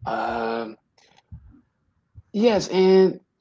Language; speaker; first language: English; non-native, learner; Portuguese